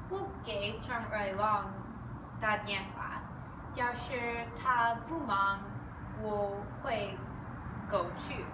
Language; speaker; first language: Chinese; non-native, learner; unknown